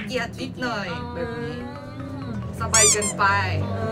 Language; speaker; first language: Thai; non-native, learner; Korean